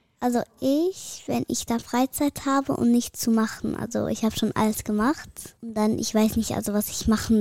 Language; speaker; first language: German; early bilingual, other home language; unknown